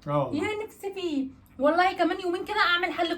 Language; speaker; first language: Arabic; native; Arabic